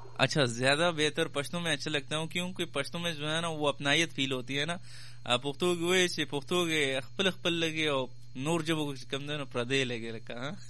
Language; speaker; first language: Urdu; non-native, local second language; Pashto